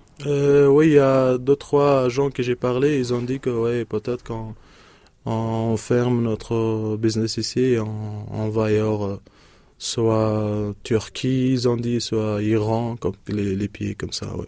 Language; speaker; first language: French; non-native, learner; Persian